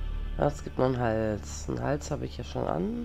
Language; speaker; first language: German; native; German